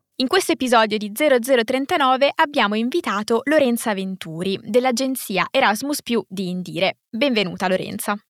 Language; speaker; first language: Italian; native; Italian